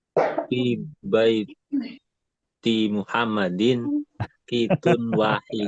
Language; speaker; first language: Arabic; non-native, learner; Indonesian